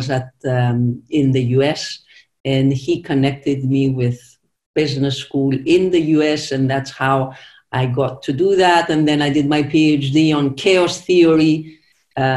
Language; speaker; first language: English; non-native, fluent; Greek